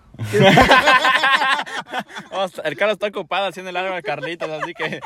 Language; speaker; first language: Spanish; early bilingual, heritage; Spanish